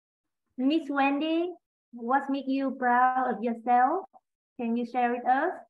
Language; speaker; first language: English; non-native, learner; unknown